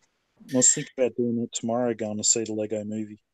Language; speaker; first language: English; native; English